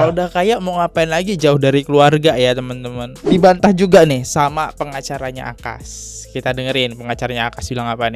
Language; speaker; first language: Indonesian; native; Indonesian